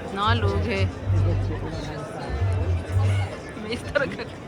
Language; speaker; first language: Hindi; non-native, learner; Bangla